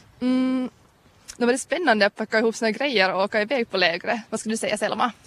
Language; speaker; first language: Swedish; native; Swedish